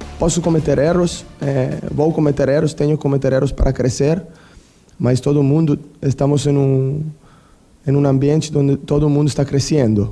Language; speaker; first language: Portuguese; non-native, fluent; Italian